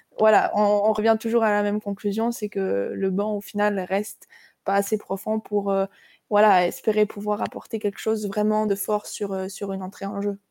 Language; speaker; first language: French; native; French